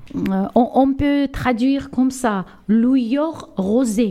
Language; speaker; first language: French; non-native, learner; Armenian